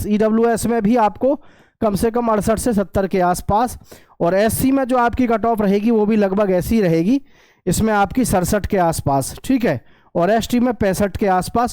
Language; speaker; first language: Hindi; native; Hindi